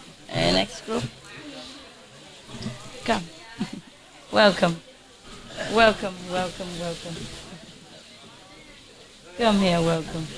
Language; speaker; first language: English; non-native, fluent; Vietnamese